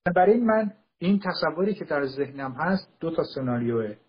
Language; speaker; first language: Persian; non-native, local second language; Kurdish